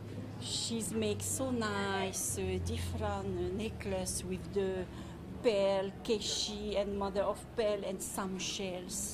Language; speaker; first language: English; non-native, learner; French